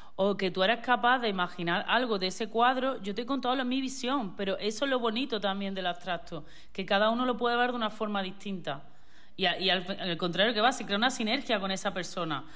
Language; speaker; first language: Spanish; native; Spanish